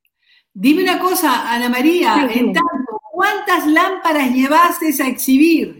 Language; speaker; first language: Spanish; native; Spanish